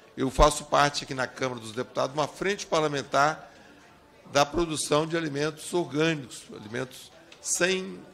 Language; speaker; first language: Portuguese; native; Portuguese